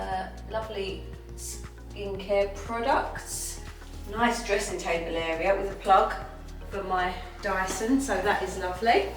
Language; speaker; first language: English; native; English